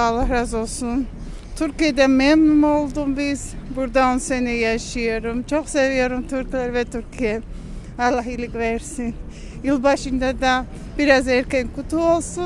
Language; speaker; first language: Turkish; non-native, learner; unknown